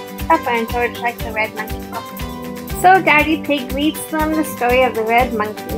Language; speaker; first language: English; native; English